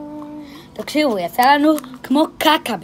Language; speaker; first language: Hebrew; native; Hebrew